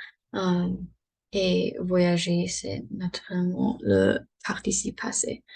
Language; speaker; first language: French; non-native, learner; English